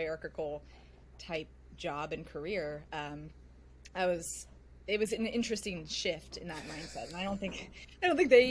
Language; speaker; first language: English; native; English